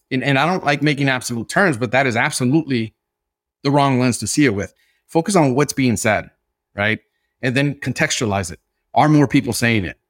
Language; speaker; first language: English; early bilingual, other home language; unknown